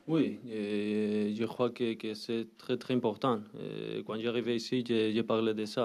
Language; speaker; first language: French; non-native, learner; Spanish